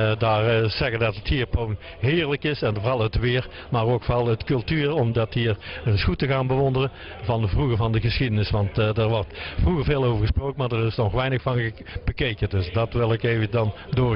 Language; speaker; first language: Dutch; native; Dutch